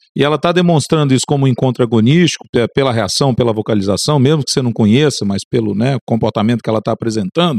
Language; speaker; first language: Portuguese; native; Portuguese